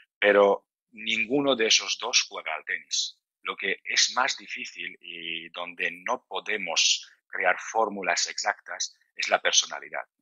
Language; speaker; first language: Spanish; non-native, fluent; Georgian